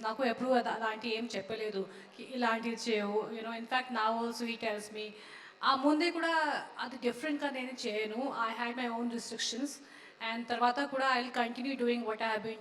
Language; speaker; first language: Telugu; non-native, local second language; Hindi